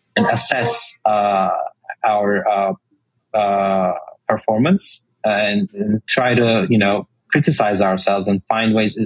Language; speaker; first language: English; non-native, fluent; Turkish